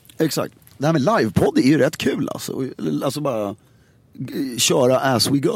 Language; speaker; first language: Swedish; native; Swedish